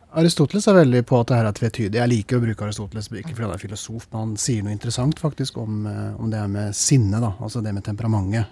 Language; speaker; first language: Norwegian; native; Norwegian